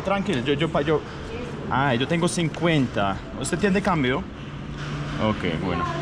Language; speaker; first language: Spanish; non-native, fluent; Russian